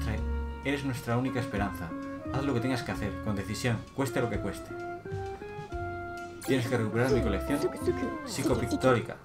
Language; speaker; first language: Spanish; native; Spanish